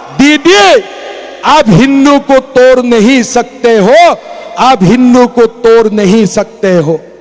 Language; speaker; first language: Hindi; non-native, local second language; Assamese